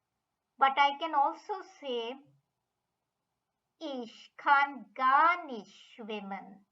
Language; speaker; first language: German; non-native, fluent; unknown